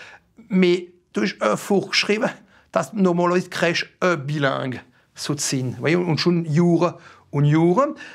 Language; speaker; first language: German; non-native, local second language; French